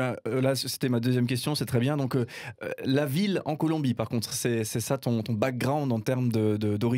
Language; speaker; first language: French; native; French